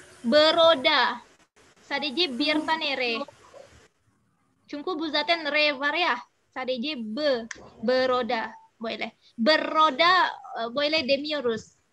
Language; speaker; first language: Turkish; non-native, fluent; Indonesian